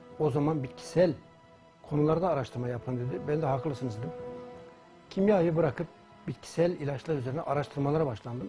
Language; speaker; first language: Turkish; native; Turkish